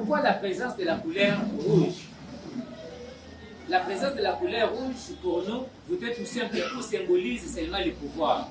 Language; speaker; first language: French; non-native, local second language; Lingala